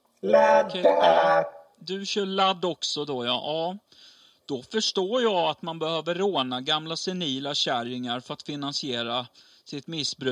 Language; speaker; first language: Swedish; native; Swedish